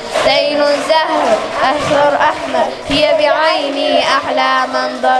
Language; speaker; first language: Arabic; non-native, learner; Somali